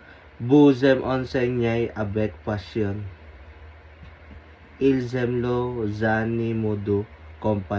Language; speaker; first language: French; non-native, learner; Filipino